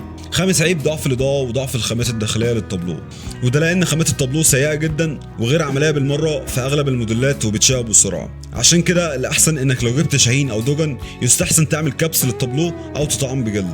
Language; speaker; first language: Arabic; native; Arabic